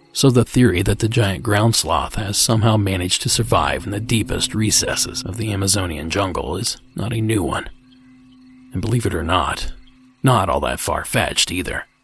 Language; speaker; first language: English; native; English